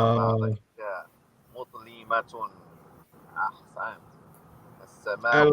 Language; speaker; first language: Arabic; non-native, learner; English